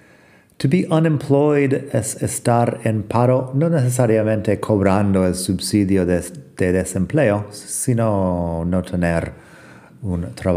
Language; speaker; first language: Spanish; non-native, fluent; English